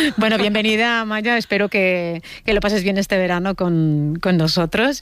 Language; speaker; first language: Spanish; native; Spanish